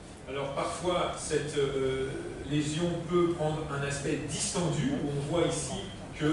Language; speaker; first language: French; native; French